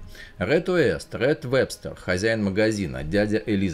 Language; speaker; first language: Russian; native; Russian